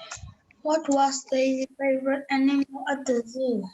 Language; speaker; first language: English; non-native, learner; Vietnamese